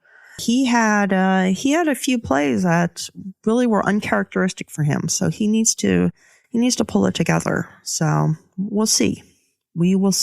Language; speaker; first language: English; native; English